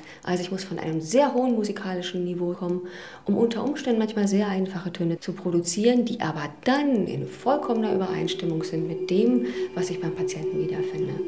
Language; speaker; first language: German; native; German